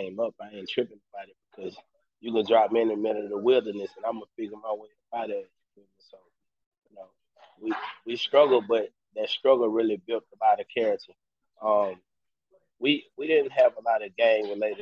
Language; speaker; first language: English; native; English